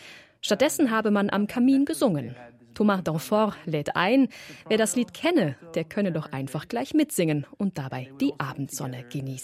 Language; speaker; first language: German; native; German